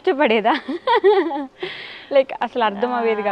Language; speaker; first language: Telugu; native; Telugu